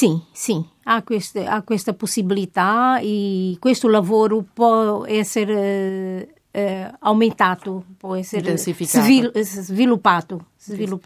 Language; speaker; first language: Italian; non-native, fluent; Portuguese